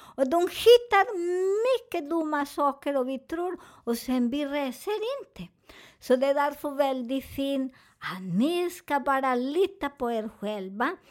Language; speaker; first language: Swedish; non-native, learner; Spanish